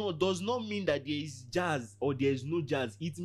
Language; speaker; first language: English; non-native, local second language; Yoruba